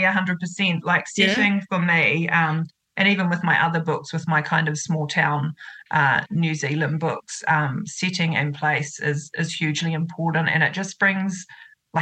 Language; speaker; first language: English; native; English